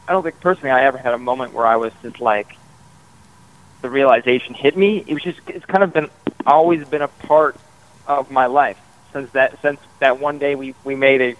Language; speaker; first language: English; native; English